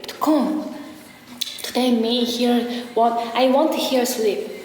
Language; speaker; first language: English; non-native, learner; Korean